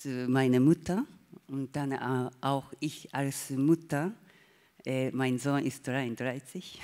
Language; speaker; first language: German; non-native, learner; Japanese